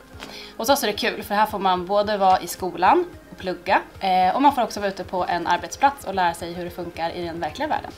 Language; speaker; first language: Swedish; native; Swedish